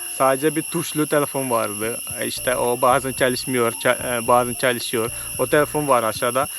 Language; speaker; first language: Turkish; non-native, fluent; Malayalam